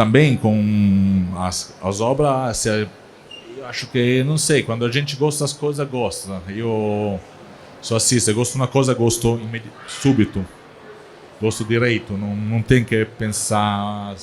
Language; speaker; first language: Portuguese; non-native, learner; Italian